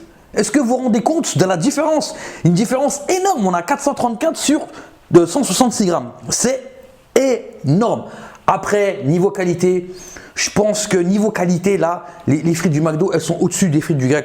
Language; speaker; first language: French; native; French